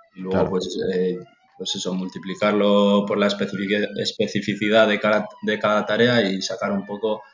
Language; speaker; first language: Spanish; native; Spanish